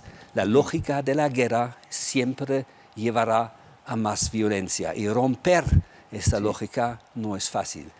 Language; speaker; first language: Spanish; non-native, fluent; German